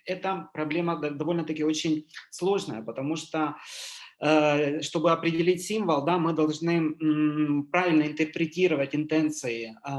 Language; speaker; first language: Russian; native; Russian